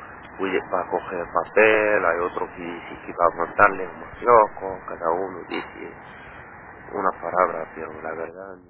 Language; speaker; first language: Spanish; non-native, learner; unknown